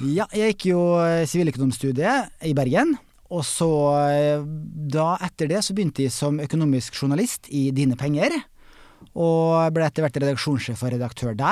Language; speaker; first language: Norwegian; native; Norwegian